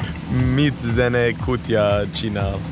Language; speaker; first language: Hungarian; non-native, learner; English